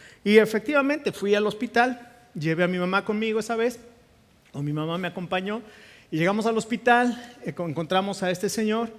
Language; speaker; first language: Spanish; native; Spanish